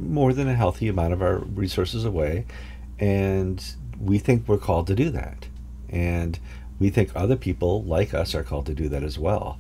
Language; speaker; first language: English; native; English